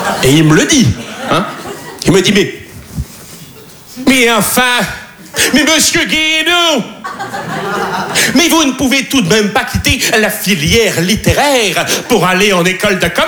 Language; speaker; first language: French; native; French